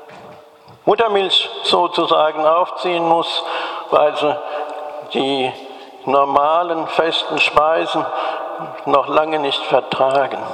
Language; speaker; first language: German; native; German